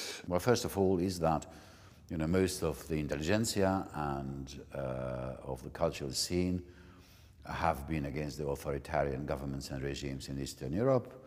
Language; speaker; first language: English; non-native, fluent; Hungarian